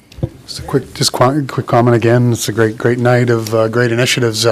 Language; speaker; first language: English; native; English